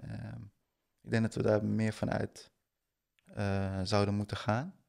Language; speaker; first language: Dutch; native; Dutch